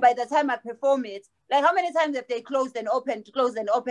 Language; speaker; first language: English; non-native, local second language; Zulu